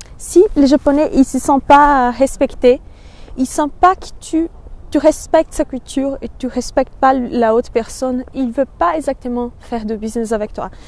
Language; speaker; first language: French; non-native, fluent; Portuguese